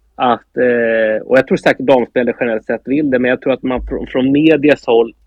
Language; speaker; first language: Swedish; native; Swedish